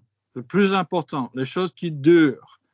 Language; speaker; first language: French; non-native, fluent; English